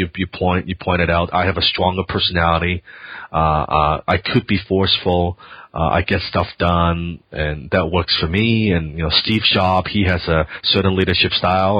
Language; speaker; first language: English; non-native, local second language; Cantonese